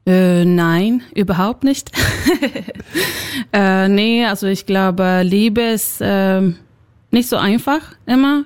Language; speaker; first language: German; non-native, fluent; Swedish